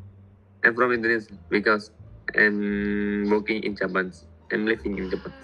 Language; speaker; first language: English; non-native, learner; Indonesian